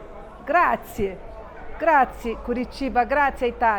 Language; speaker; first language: Italian; non-native, learner; Portuguese